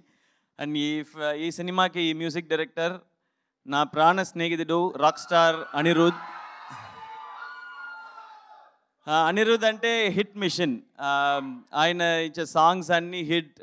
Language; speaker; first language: Telugu; non-native, learner; Tamil